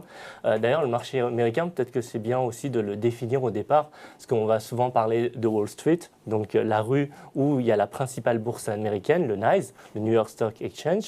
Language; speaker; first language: French; native; French